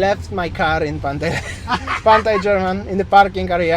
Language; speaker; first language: English; non-native, fluent; Polish